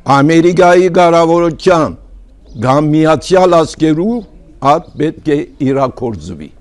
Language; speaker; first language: Armenian; early bilingual, heritage; Armenian